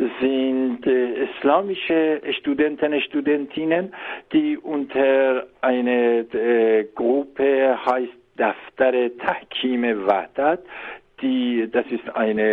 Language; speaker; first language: German; non-native, learner; Persian